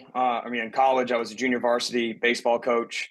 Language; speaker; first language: English; native; English